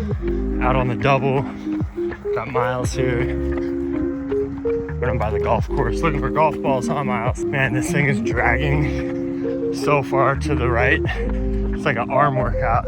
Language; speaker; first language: English; native; English